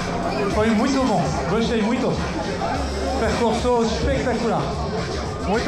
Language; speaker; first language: Portuguese; non-native, learner; French